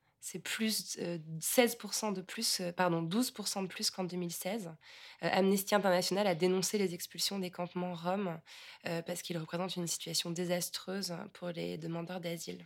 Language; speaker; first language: French; native; French